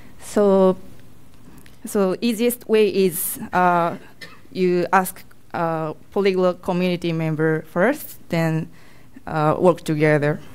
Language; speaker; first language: English; non-native, learner; Japanese